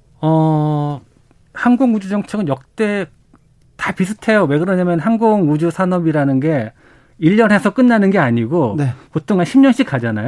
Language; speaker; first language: Korean; native; Korean